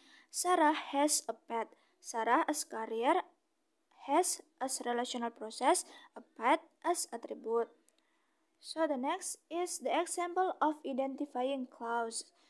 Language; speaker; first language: English; non-native, learner; Indonesian